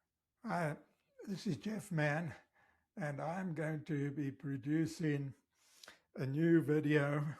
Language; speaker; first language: English; native; English